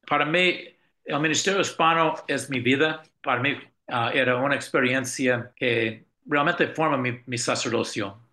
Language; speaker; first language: Spanish; non-native, fluent; English